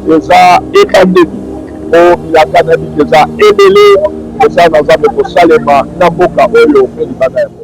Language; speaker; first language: Lingala; native; Lingala